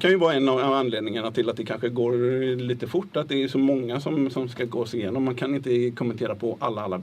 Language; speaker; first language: Swedish; native; Swedish